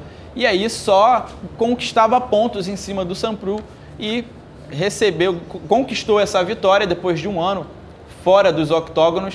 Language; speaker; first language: Portuguese; native; Portuguese